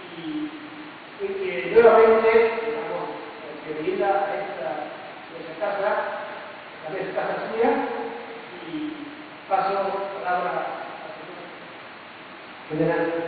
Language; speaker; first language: Spanish; non-native, fluent; Chinese